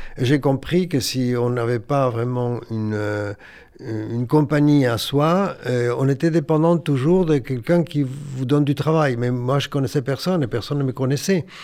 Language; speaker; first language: French; non-native, fluent; Yiddish